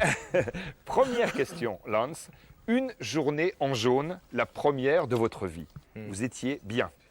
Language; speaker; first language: French; native; French